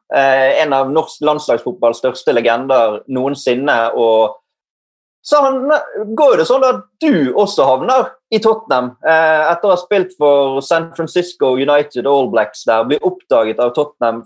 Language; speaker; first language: Norwegian; native; Norwegian